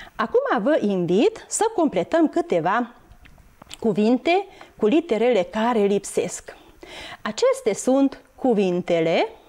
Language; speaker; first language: Romanian; non-native, local second language; Hungarian